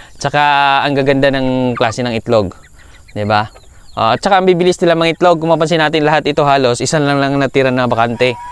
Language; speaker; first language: Filipino; non-native, local second language; Cebuano